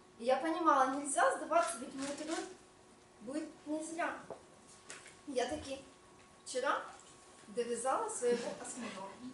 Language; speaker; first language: Russian; native; Russian